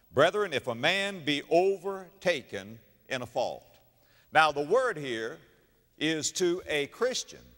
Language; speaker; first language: English; native; English